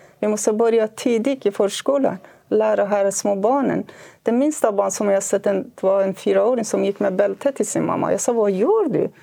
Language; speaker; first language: Swedish; non-native, fluent; Kurdish